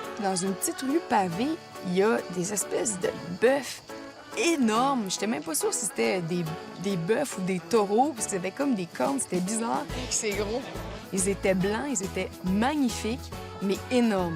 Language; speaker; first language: French; native; French